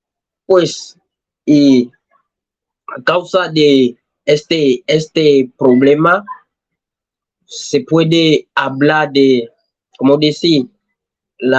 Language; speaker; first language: Spanish; non-native, learner; French